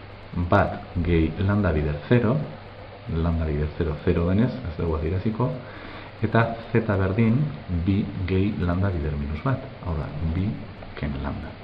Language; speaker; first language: Basque; native; Basque